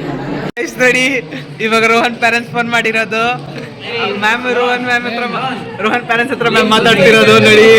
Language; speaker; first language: Kannada; non-native, local second language; Hindi